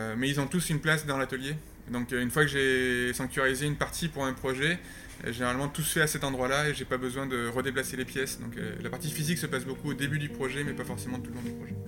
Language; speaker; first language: French; native; French